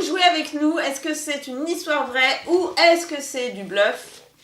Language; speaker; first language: French; native; French